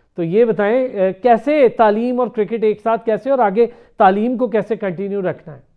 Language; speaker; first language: Urdu; native; Urdu